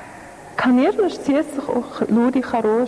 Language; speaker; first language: Russian; non-native, learner; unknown